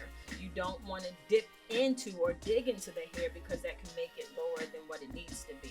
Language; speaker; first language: English; native; English